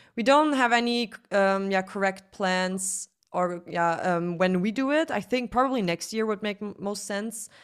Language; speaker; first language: English; non-native, fluent; German